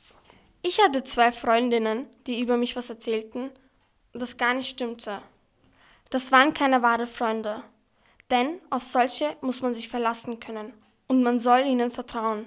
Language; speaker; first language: German; early bilingual, other home language; Turkish